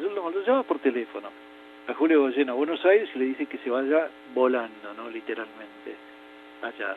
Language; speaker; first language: Spanish; native; Spanish